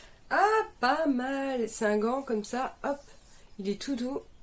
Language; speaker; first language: French; native; French